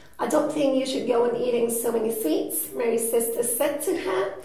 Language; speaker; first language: English; non-native, fluent; Spanish